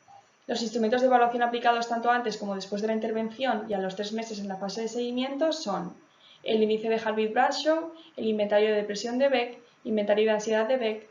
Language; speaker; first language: Spanish; native; Spanish